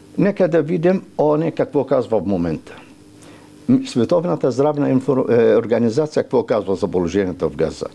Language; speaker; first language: Bulgarian; non-native, fluent; Arabic